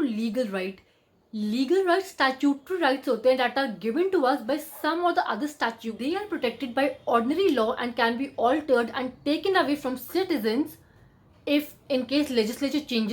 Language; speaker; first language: Hindi; native; Hindi